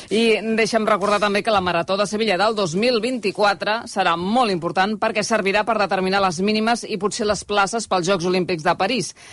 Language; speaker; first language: Catalan; native; Catalan